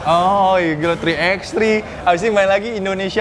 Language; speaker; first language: Indonesian; native; Indonesian